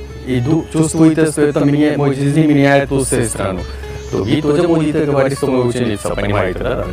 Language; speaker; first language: Russian; non-native, learner; Hindi